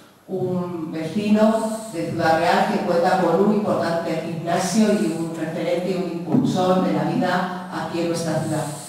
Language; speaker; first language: Spanish; native; Spanish